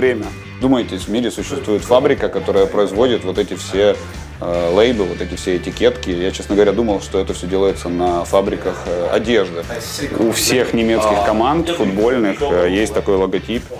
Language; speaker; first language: Russian; native; Russian